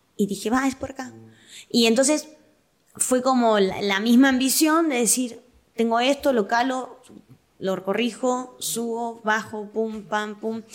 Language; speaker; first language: Spanish; native; Spanish